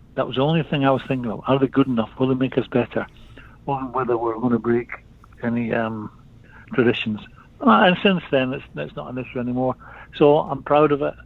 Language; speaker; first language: English; native; English